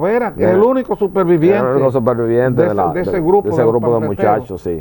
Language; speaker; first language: Spanish; native; Spanish